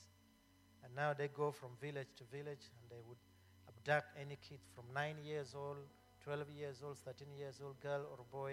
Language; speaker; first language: English; non-native, local second language; Acoli